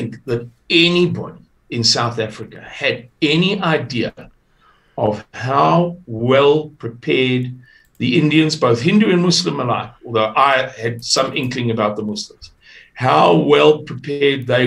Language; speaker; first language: English; native; English